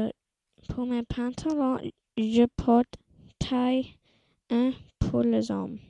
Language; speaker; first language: French; non-native, local second language; English